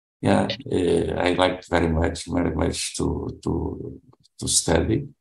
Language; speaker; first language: English; non-native, learner; Portuguese